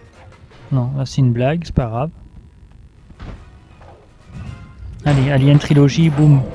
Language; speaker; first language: French; native; French